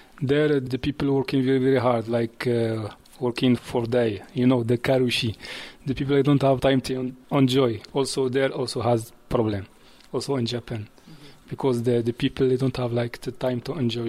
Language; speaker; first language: English; non-native, learner; Arabic